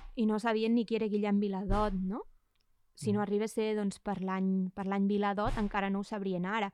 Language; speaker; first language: Catalan; native; Catalan